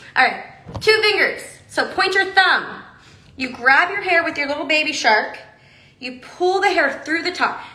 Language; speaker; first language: English; native; English